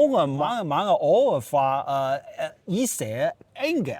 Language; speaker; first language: Danish; non-native, learner; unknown